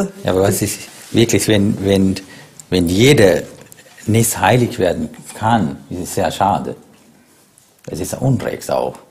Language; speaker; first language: German; non-native, fluent; Sinhala